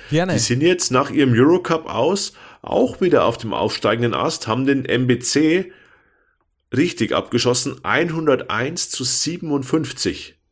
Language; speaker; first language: German; native; German